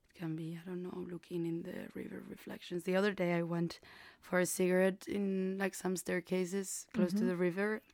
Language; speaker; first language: English; non-native, fluent; Spanish